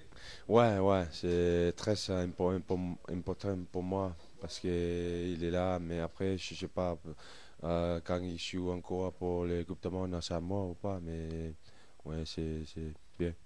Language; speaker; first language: French; non-native, learner; Samoan